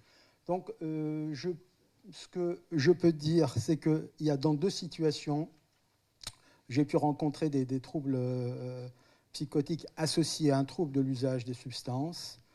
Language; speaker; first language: French; native; French